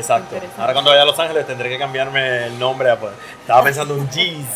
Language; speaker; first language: Spanish; native; Spanish